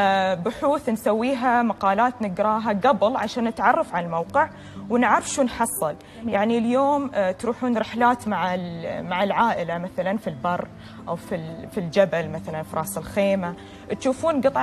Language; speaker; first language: Arabic; native; Arabic